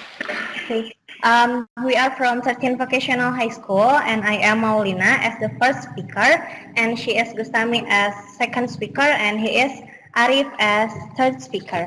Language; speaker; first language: English; non-native, learner; Indonesian